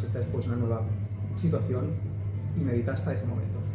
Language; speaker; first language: Spanish; native; Spanish